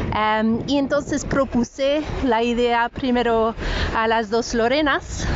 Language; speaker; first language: Spanish; non-native, fluent; French